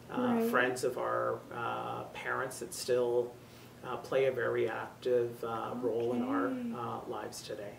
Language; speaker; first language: English; native; English